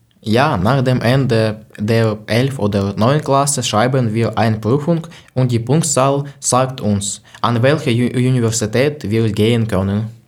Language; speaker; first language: German; non-native, learner; Ukrainian